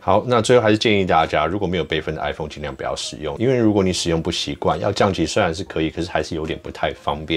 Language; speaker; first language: Chinese; native; Chinese